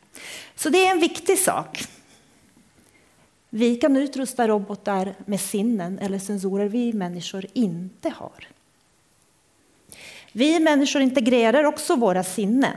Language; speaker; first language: Swedish; non-native, fluent; Croatian